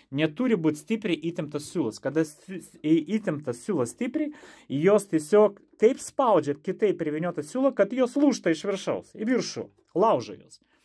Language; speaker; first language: Lithuanian; non-native, local second language; Russian